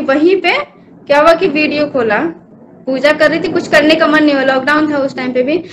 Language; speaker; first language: Hindi; native; Hindi